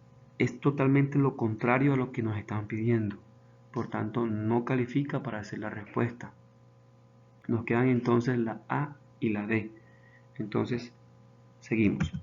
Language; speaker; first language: Spanish; native; Spanish